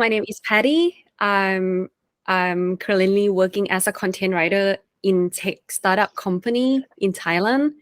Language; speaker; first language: English; non-native, fluent; Thai